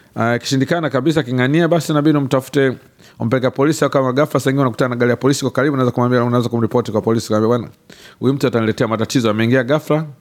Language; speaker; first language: Swahili; native; Swahili